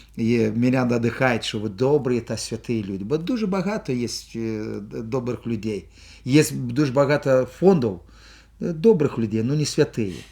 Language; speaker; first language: Ukrainian; non-native, local second language; Russian